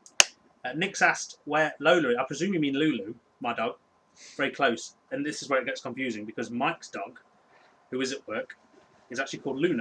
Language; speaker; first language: English; native; English